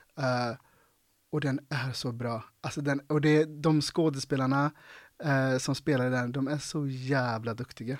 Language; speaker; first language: Swedish; native; Swedish